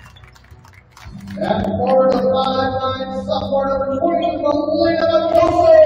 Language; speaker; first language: English; native; English